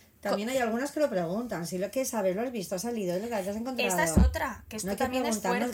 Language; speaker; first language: Spanish; native; Spanish